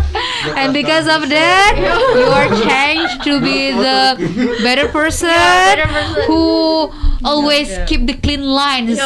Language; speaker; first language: English; non-native, fluent; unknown